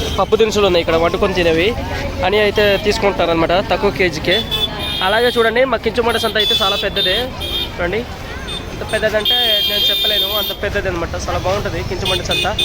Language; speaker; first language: Telugu; non-native, local second language; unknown